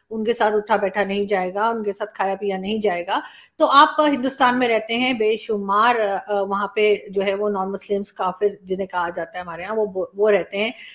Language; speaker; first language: Urdu; native; Urdu